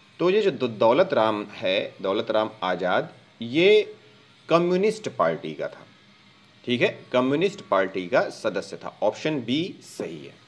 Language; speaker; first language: Hindi; native; Hindi